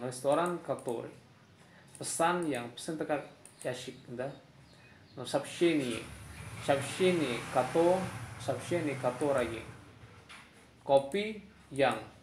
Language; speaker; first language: Russian; non-native, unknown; Indonesian